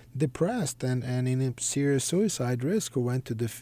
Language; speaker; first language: English; non-native, fluent; Serbian